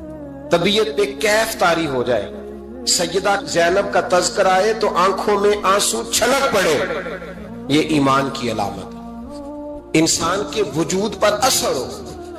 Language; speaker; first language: Urdu; native; Urdu